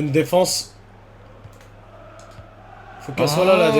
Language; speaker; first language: French; native; French